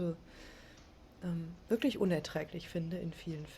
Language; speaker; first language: German; native; German